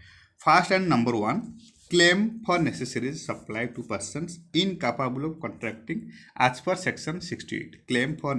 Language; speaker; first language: English; non-native, local second language; Hindi